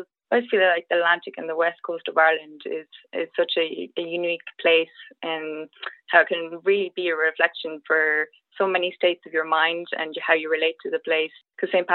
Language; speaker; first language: English; native; English